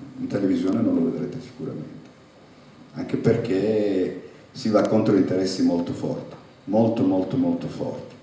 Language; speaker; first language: Italian; native; Italian